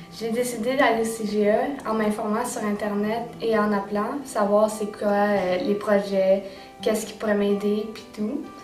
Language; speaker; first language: French; native; French